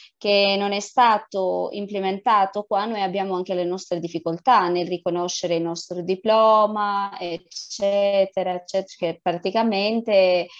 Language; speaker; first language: Italian; non-native, fluent; Albanian